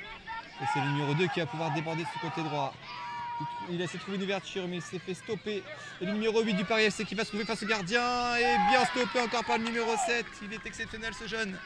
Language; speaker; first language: French; native; French